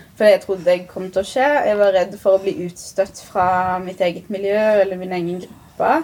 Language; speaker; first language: Norwegian; early bilingual, other home language; Arabic